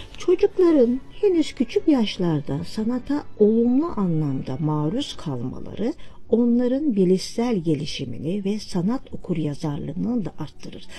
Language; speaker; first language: Turkish; native; Turkish